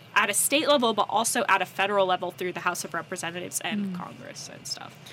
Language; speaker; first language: English; native; English